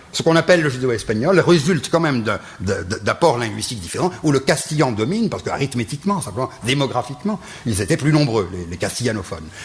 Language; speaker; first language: French; non-native, local second language; Ladino